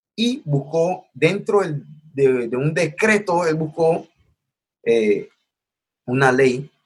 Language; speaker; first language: Spanish; native; Spanish